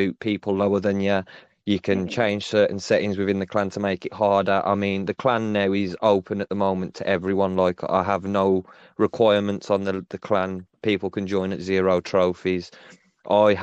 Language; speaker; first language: English; native; English